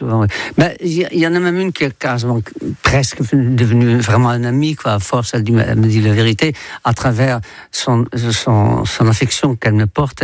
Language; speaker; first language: French; non-native, fluent; Dutch